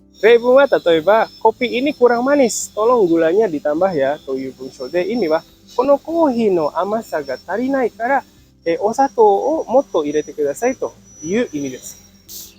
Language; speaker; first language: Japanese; non-native, fluent; Indonesian